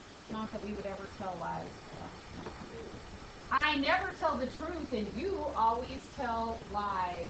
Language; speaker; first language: English; native; English